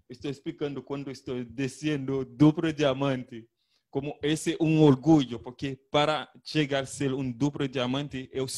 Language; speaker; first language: Portuguese; non-native, learner; Haitian Creole